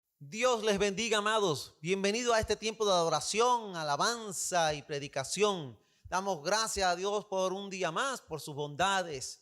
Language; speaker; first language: Spanish; native; Spanish